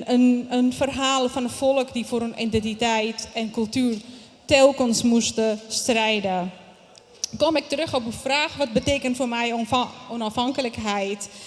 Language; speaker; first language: Dutch; non-native, fluent; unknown